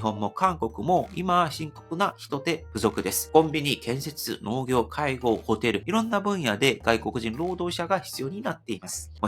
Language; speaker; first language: Japanese; non-native, fluent; Korean